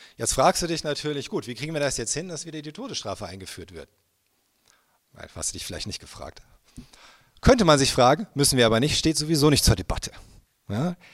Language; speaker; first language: German; native; German